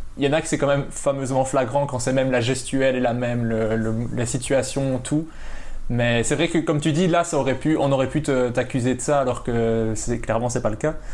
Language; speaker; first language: French; native; French